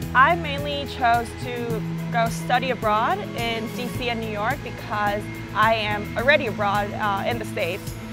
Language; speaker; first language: English; non-native, fluent; Korean